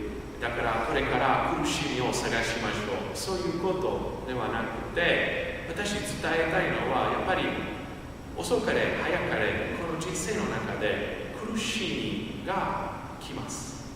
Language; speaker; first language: Japanese; non-native, fluent; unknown